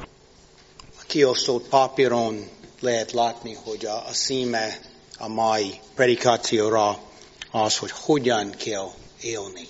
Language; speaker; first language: Hungarian; non-native, fluent; English